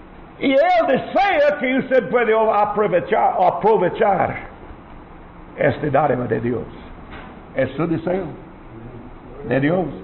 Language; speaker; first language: Spanish; non-native, learner; English